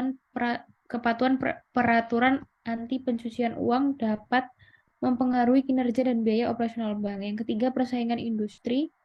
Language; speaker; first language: Indonesian; native; Indonesian